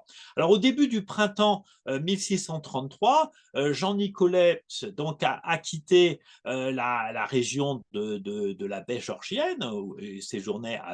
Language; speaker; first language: French; native; French